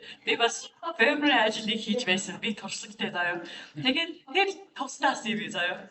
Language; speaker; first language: Mongolian; non-native, fluent; English